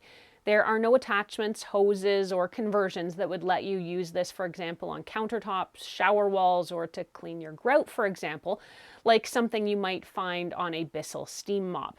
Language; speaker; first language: English; native; English